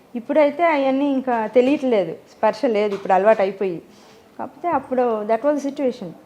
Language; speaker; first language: Telugu; native; Telugu